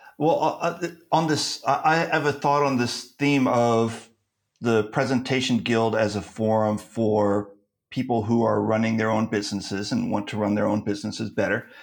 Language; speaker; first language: English; native; English